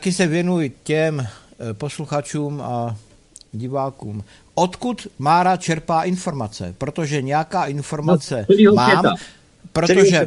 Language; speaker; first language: Czech; native; Czech